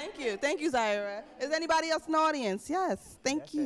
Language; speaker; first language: English; native; English